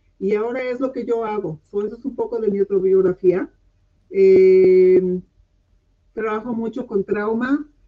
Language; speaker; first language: Spanish; non-native, local second language; English